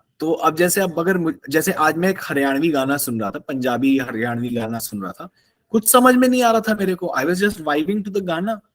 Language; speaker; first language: Hindi; native; Hindi